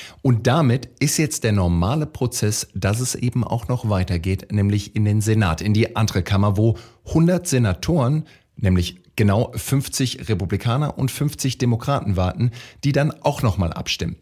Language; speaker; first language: German; native; German